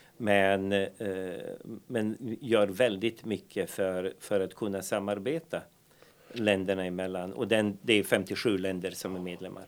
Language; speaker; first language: Swedish; non-native, fluent; Bosnian